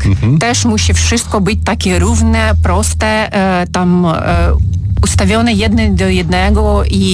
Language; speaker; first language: Polish; non-native, fluent; Ukrainian